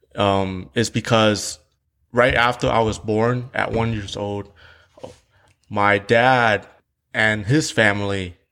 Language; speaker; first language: English; early bilingual, other home language; Vietnamese